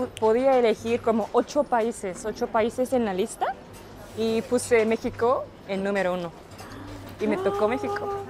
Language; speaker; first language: Spanish; non-native, fluent; Japanese